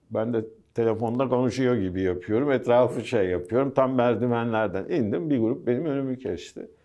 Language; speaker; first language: Turkish; early bilingual, heritage; Turkish